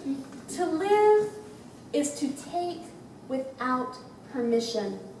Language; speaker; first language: English; native; English